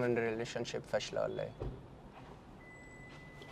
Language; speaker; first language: Arabic; native; Arabic